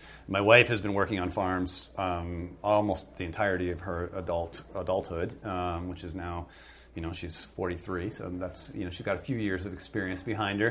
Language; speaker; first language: English; native; English